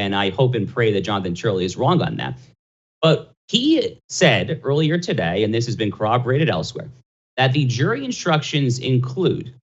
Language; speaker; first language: English; native; English